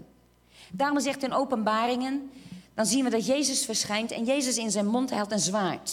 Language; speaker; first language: Dutch; non-native, fluent; Portuguese